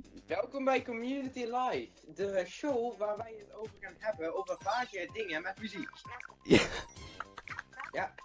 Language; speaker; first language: Dutch; native; Dutch